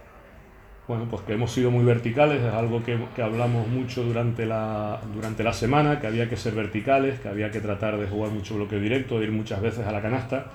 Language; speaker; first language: Spanish; native; Spanish